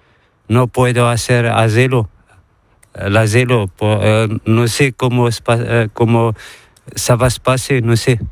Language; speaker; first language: Spanish; non-native, learner; Arabic